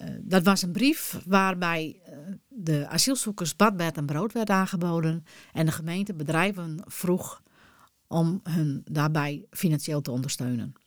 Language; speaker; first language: Dutch; non-native, local second language; Western Frisian